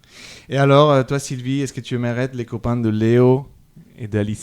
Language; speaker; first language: French; native; French